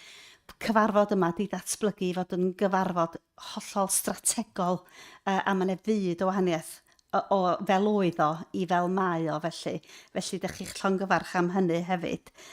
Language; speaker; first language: Welsh; native; Welsh